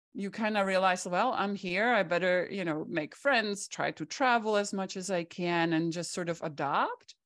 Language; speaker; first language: English; non-native, fluent; Czech